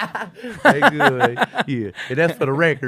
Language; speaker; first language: English; native; English